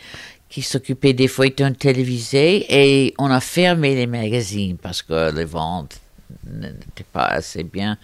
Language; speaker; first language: French; non-native, fluent; English